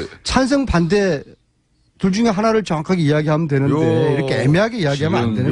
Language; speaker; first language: Korean; native; Korean